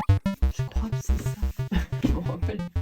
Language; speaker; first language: French; native; French